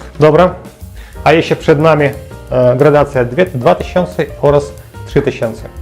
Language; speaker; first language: Polish; non-native, learner; Ukrainian